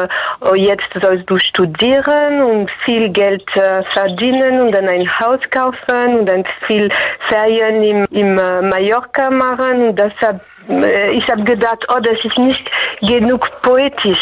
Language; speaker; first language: German; non-native, fluent; French